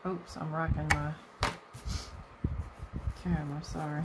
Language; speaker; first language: English; native; English